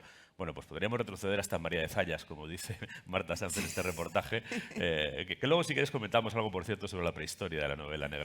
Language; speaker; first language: Spanish; native; Spanish